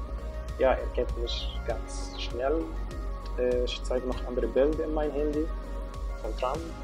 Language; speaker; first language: German; non-native, fluent; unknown